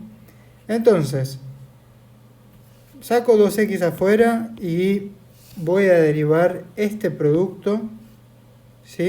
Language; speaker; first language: Spanish; native; Spanish